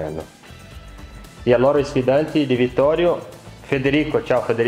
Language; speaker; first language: Italian; non-native, fluent; Portuguese